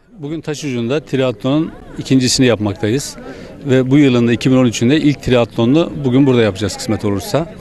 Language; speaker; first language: Turkish; native; Turkish